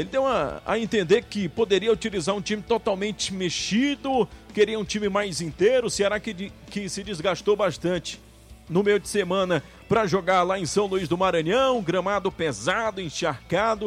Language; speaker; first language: Portuguese; native; Portuguese